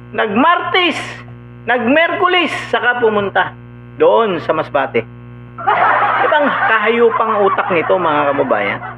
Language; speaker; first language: Filipino; non-native, local second language; Cebuano